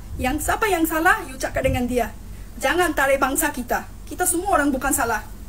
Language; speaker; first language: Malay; non-native, fluent; Bangla